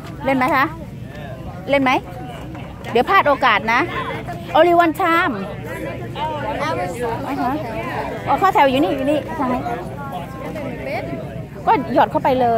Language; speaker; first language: Thai; native; Thai